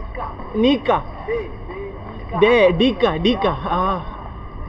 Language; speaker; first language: Indonesian; non-native, learner; Malayalam